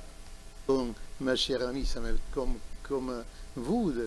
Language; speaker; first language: French; non-native, learner; Spanish